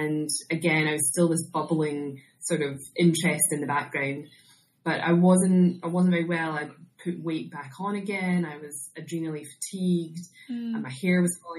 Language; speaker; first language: English; native; English